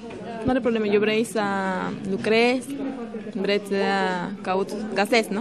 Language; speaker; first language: Romanian; non-native, learner; Spanish